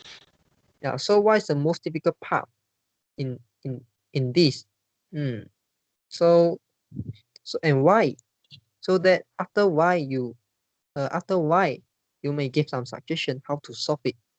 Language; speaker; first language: English; non-native, fluent; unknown